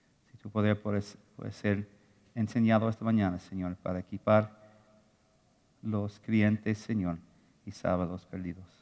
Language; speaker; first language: Spanish; non-native, fluent; English